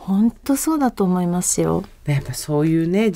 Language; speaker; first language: Japanese; native; Japanese